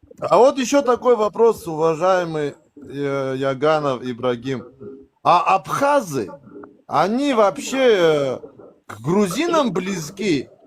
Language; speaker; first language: Russian; non-native, local second language; Abkhazian